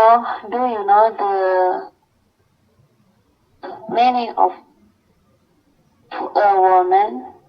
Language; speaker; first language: English; non-native, learner; Indonesian